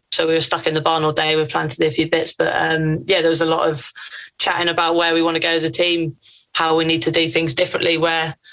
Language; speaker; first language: English; native; English